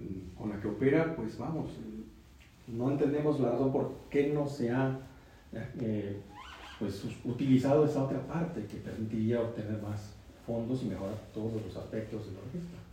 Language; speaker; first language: Spanish; native; Spanish